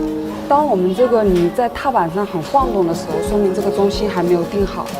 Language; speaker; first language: Chinese; native; Chinese